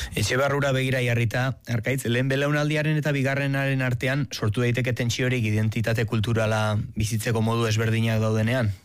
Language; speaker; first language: Basque; native; Basque